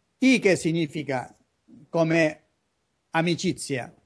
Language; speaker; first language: Italian; non-native, learner; Chinese